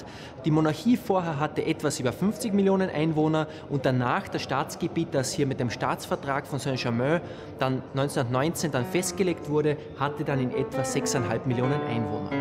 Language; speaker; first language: German; native; German